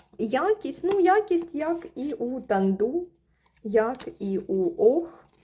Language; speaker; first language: Ukrainian; non-native, local second language; Russian